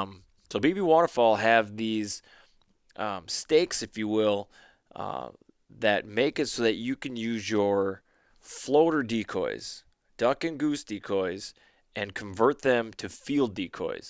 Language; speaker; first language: English; native; English